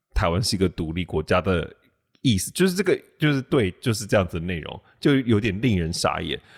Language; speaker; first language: Chinese; native; Chinese